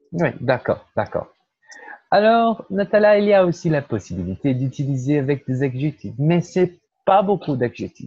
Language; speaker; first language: French; non-native, fluent; Portuguese